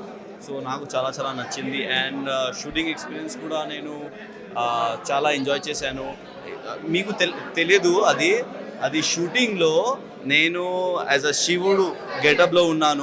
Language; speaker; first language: Telugu; non-native, learner; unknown